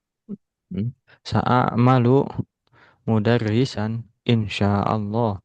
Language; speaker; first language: Arabic; non-native, fluent; Indonesian